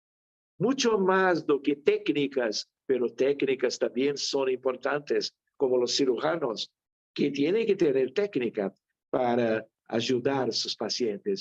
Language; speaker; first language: Spanish; non-native, fluent; Portuguese